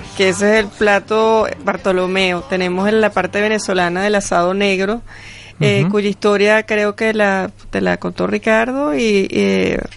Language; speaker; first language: Spanish; native; Spanish